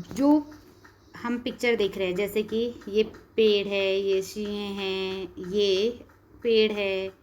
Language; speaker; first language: Hindi; non-native, local second language; Marathi